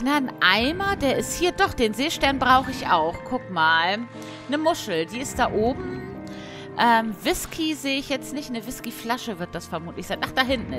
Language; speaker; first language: German; native; German